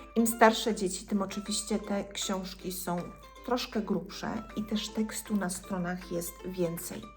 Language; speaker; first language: Polish; native; Polish